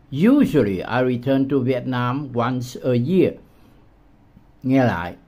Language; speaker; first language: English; non-native, learner; Vietnamese